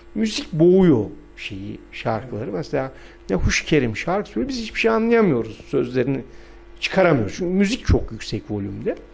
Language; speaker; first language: Turkish; non-native, local second language; Adyghe